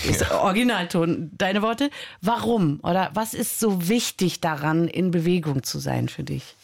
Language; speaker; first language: German; native; German